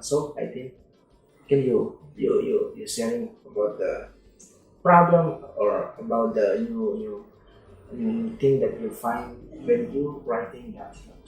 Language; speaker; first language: English; non-native, learner; Indonesian